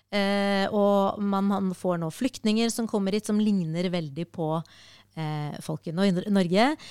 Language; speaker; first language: Norwegian; early bilingual, other home language; Arabic